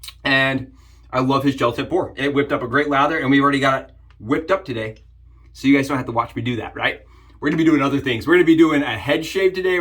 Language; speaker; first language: English; native; English